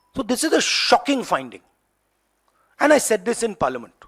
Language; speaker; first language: English; non-native, local second language; Hindi